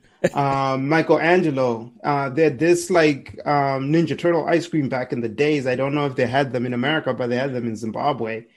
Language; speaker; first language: English; non-native, local second language; Shona